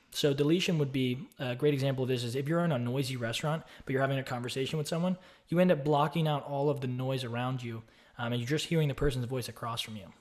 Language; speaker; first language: English; native; English